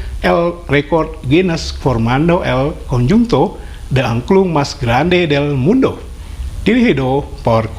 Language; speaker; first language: Spanish; non-native, fluent; Indonesian